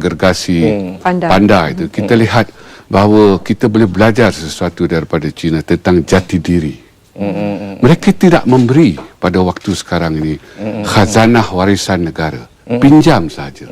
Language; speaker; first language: Malay; native; Malay